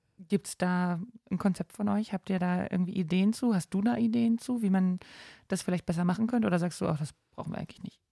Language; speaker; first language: German; native; German